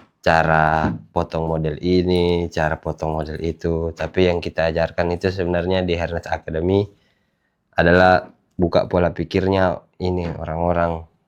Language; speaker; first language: Indonesian; native; Indonesian